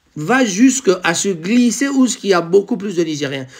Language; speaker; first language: French; non-native, local second language; Lingala